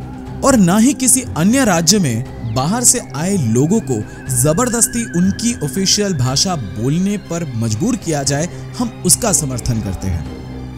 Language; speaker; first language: Hindi; non-native, local second language; Bangla